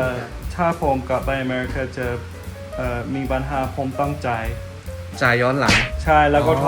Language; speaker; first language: Thai; non-native, fluent; English